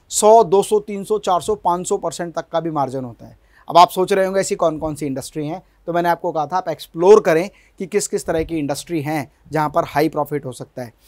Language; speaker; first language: Hindi; native; Hindi